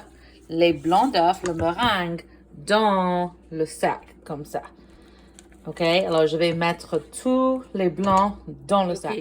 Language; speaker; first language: French; non-native, fluent; English